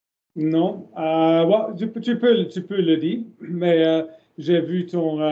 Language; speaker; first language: French; non-native, learner; German